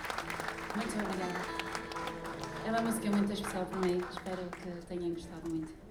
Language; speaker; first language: Portuguese; early bilingual, heritage; Spanish